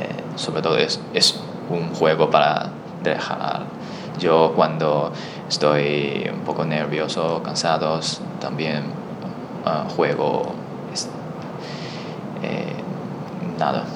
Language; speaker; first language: Spanish; non-native, learner; Chinese